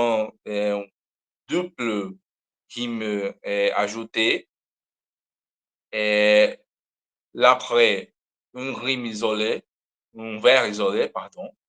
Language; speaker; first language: French; non-native, learner; Portuguese